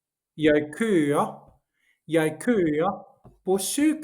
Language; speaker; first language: Danish; non-native, learner; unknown